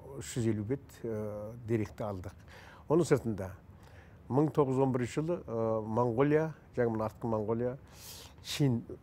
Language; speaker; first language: Kazakh; native; Kazakh